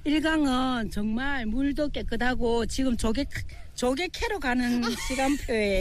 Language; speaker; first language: Korean; native; Korean